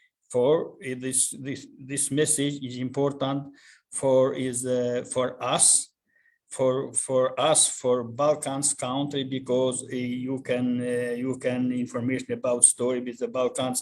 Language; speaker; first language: English; non-native, learner; Albanian